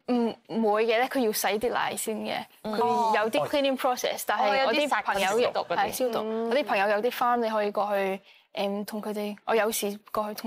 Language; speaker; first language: Cantonese; early bilingual, heritage; Cantonese